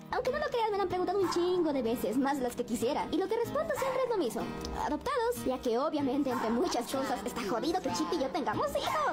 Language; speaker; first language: Spanish; native; Spanish